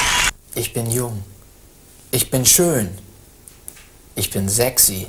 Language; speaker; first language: German; native; German